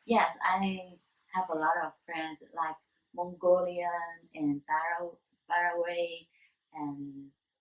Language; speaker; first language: English; non-native, learner; Vietnamese